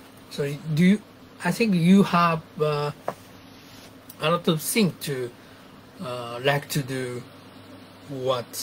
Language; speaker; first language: English; non-native, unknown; Japanese